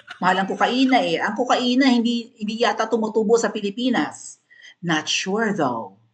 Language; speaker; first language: Filipino; non-native, local second language; Cebuano